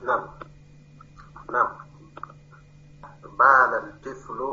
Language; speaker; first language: Arabic; non-native, learner; French